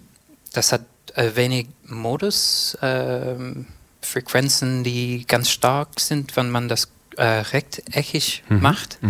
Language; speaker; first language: German; non-native, learner; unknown